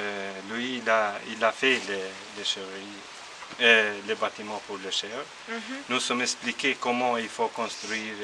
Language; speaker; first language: French; non-native, learner; Albanian